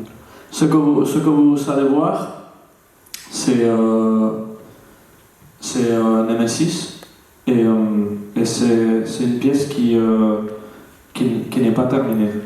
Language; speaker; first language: French; non-native, fluent; Spanish